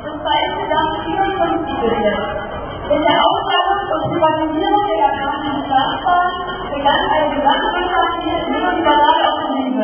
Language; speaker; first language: German; native; German